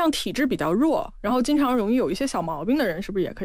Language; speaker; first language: Chinese; native; Chinese